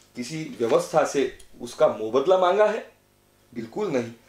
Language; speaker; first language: Hindi; non-native, local second language; Marathi